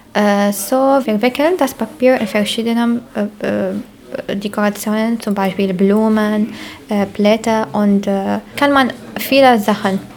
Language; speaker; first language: German; non-native, learner; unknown